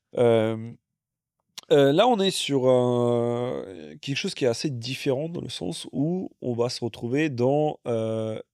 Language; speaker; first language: French; non-native, fluent; Russian